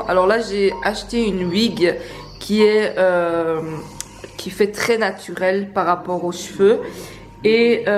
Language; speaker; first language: French; native; French